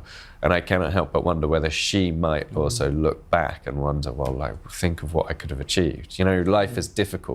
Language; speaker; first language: English; native; English